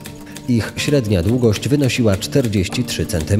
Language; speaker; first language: Polish; native; Polish